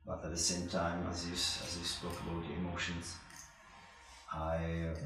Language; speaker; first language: English; non-native, fluent; Czech